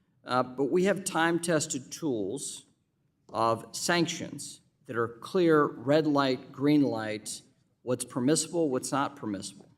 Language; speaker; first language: English; native; English